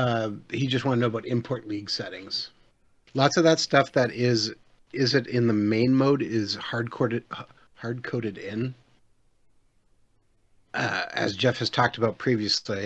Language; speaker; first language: English; native; English